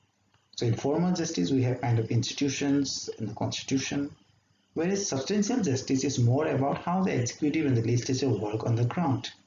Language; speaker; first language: English; non-native, local second language; Assamese